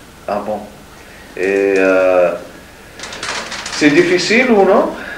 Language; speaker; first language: French; non-native, learner; English